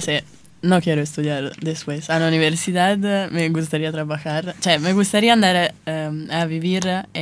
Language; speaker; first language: Spanish; non-native, learner; Italian